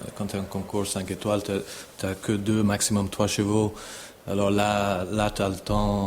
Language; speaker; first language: French; non-native, fluent; English